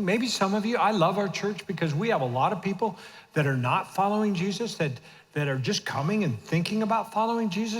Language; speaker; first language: English; native; English